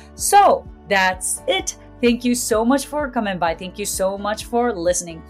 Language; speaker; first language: English; non-native, fluent; Japanese